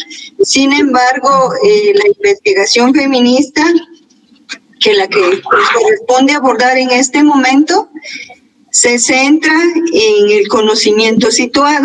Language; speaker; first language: Spanish; native; Spanish